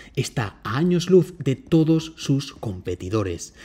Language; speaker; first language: Spanish; native; Spanish